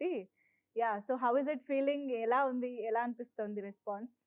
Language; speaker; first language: Telugu; native; Telugu